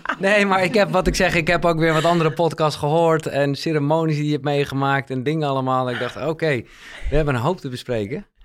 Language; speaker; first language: Dutch; native; Dutch